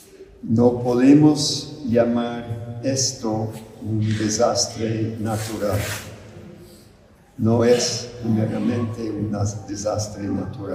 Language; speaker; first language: Spanish; non-native, fluent; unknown